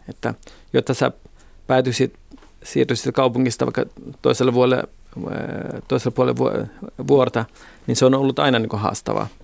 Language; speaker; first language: Finnish; non-native, fluent; Kurdish